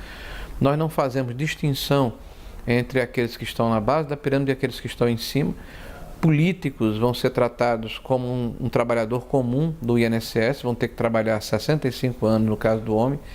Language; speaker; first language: Portuguese; native; Portuguese